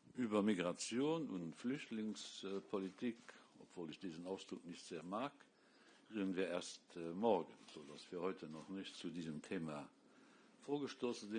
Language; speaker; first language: German; non-native, fluent; Luxembourgish